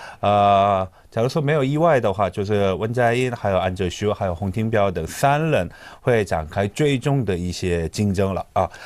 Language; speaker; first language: Chinese; non-native, fluent; Korean